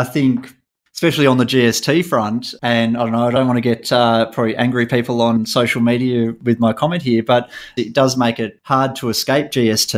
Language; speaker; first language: English; native; English